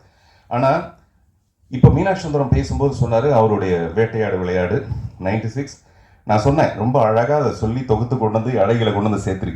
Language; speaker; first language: Tamil; native; Tamil